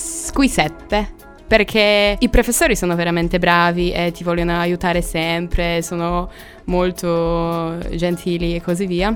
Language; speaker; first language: Italian; non-native, fluent; Polish